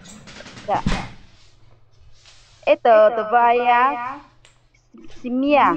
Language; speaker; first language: Russian; non-native, learner; Vietnamese